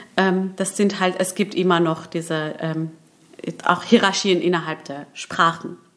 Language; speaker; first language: German; early bilingual, other home language; Persian